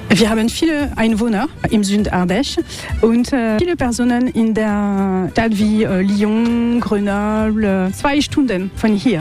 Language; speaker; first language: German; non-native, learner; French